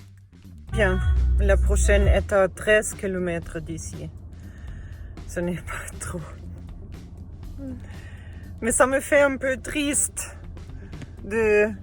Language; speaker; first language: French; non-native, learner; German